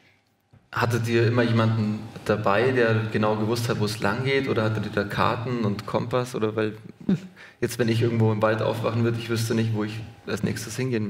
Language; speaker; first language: German; native; German